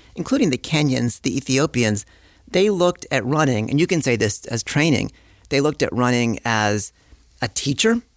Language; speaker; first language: English; native; English